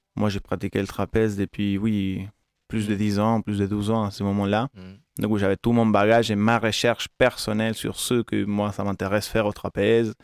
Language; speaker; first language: French; non-native, fluent; Spanish